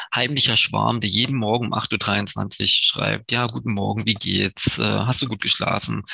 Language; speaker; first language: German; native; German